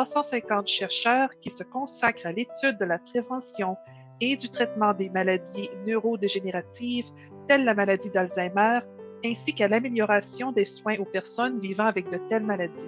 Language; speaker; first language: French; native; French